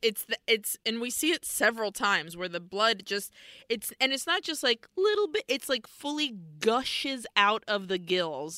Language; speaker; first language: English; early bilingual, other home language; Spanish